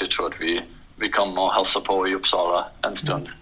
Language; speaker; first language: Swedish; non-native, fluent; English